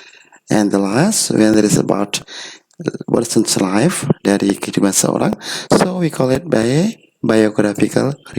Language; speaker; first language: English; non-native, learner; Indonesian